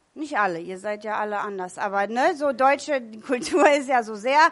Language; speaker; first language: German; non-native, fluent; English